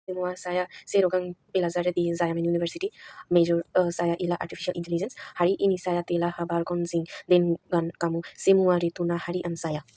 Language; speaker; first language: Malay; non-native, learner; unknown